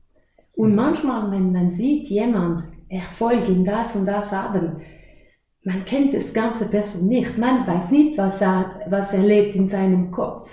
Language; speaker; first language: German; non-native, fluent; French